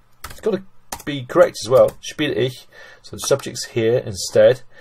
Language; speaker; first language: English; native; English